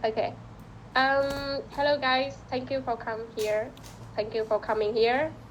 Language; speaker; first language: English; non-native, learner; Vietnamese